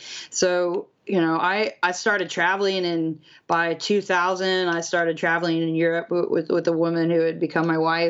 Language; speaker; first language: English; native; English